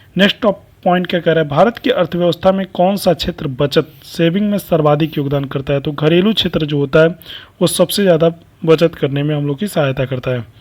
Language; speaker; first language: Hindi; native; Hindi